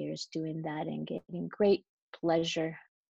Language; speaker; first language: English; non-native, fluent; Spanish